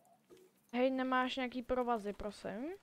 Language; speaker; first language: Czech; native; Czech